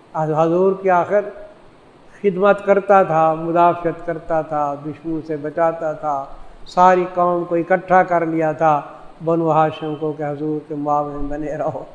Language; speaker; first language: Urdu; non-native, local second language; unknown